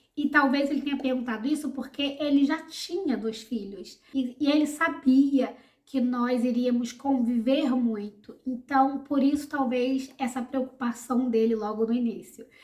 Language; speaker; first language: Portuguese; native; Portuguese